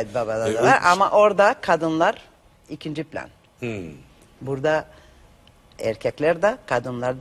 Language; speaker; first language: Turkish; non-native, learner; Macedonian